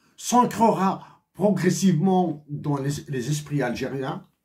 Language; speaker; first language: French; non-native, local second language; Kabyle